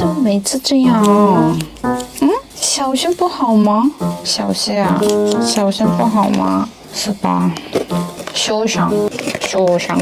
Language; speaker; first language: Chinese; non-native, learner; Korean